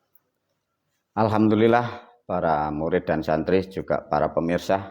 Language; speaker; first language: Indonesian; native; Indonesian